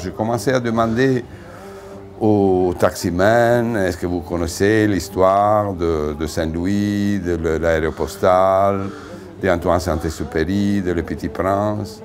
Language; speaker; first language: French; non-native, fluent; Italian